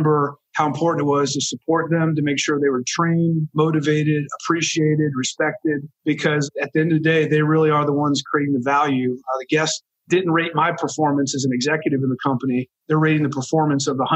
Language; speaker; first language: English; native; English